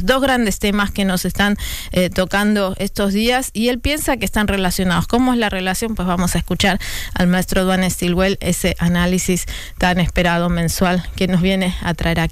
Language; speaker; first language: Spanish; native; Spanish